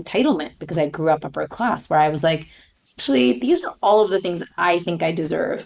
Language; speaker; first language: English; non-native, local second language; Hindi